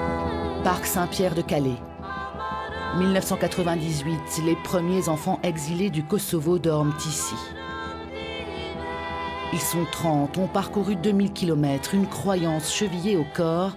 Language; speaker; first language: French; native; French